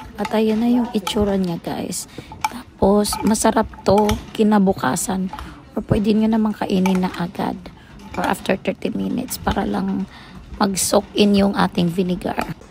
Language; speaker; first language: Filipino; non-native, local second language; Cebuano